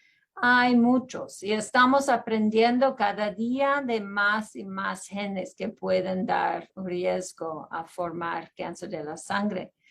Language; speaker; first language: Spanish; early bilingual, heritage; Spanish